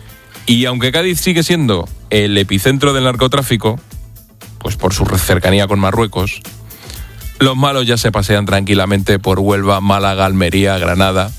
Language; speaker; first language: Spanish; native; Spanish